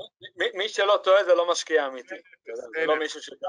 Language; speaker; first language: Hebrew; native; Hebrew